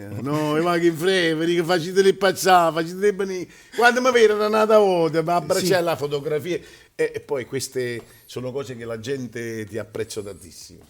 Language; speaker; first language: Italian; native; Italian